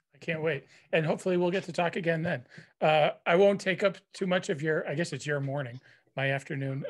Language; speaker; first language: English; native; English